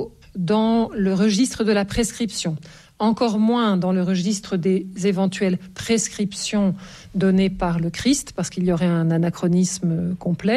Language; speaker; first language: French; native; French